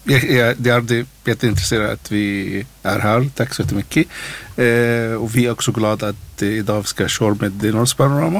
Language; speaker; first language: Swedish; non-native, learner; Arabic